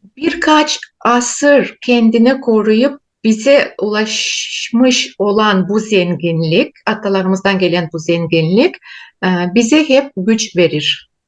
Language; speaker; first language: Turkish; non-native, fluent; Chuvash